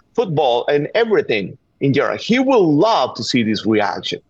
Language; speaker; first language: English; non-native, fluent; Spanish